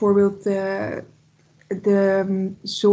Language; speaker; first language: Dutch; native; Dutch